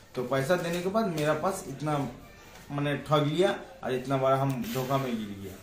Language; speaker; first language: Hindi; non-native, local second language; Bangla